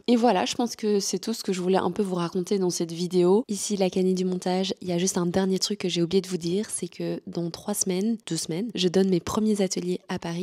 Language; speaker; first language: French; native; French